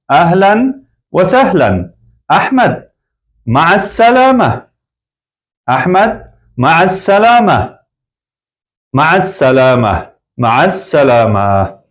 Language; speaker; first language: Arabic; non-native, fluent; Persian